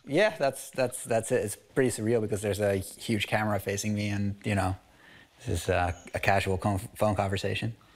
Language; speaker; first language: English; non-native, fluent; Dutch